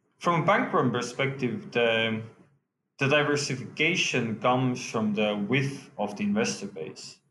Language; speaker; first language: English; non-native, fluent; Estonian